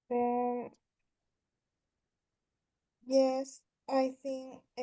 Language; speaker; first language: English; non-native, learner; Spanish